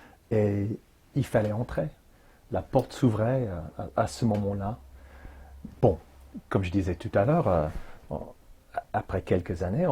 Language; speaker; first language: French; non-native, fluent; English